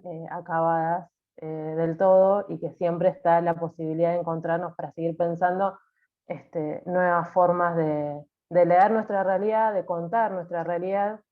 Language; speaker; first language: Spanish; native; Spanish